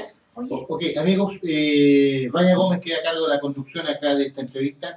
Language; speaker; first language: Spanish; native; Spanish